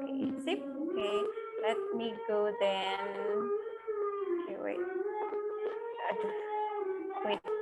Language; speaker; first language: English; non-native, local second language; Indonesian